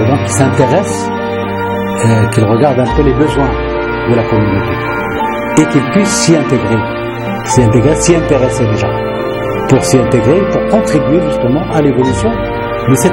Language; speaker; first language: French; non-native, local second language; Arabic